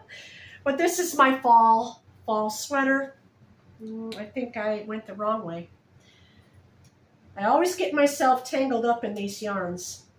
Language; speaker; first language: English; native; English